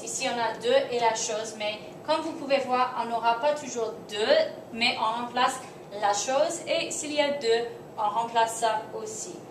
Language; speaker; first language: French; non-native, fluent; English